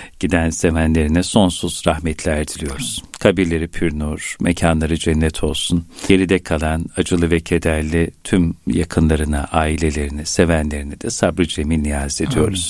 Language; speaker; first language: Turkish; native; Turkish